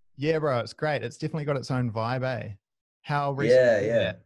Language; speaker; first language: English; native; English